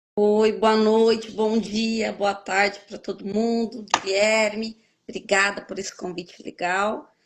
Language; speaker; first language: Portuguese; native; Portuguese